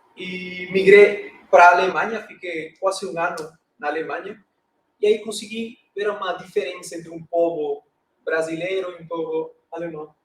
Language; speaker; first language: Portuguese; non-native, fluent; Spanish